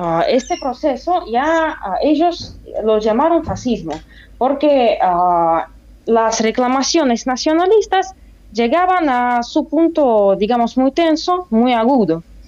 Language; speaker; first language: Spanish; non-native, fluent; Russian